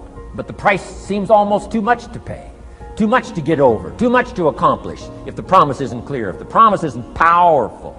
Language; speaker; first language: English; native; English